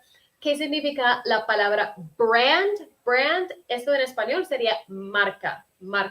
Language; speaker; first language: Spanish; non-native, fluent; English